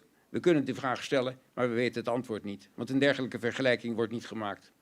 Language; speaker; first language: Dutch; native; Dutch